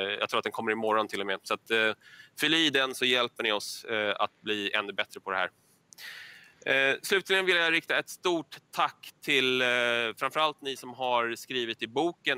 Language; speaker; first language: Swedish; native; Swedish